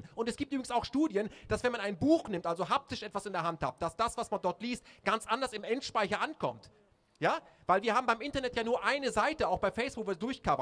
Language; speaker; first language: German; native; German